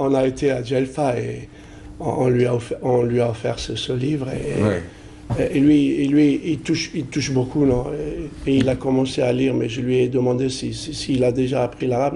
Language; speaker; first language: French; non-native, local second language; Arabic